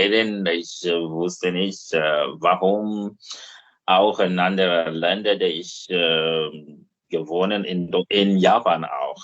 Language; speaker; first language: German; non-native, fluent; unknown